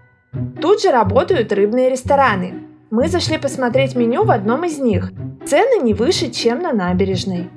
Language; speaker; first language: Russian; native; Russian